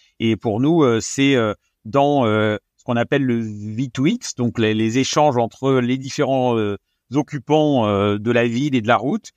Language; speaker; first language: French; native; French